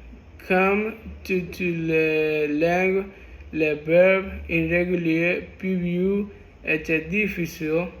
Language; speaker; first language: French; non-native, learner; Spanish